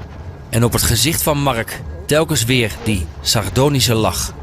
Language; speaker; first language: Dutch; native; Dutch